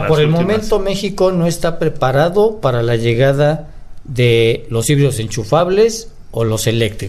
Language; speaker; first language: Spanish; native; Spanish